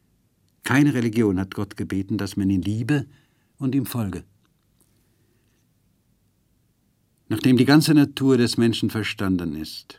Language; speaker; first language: German; native; German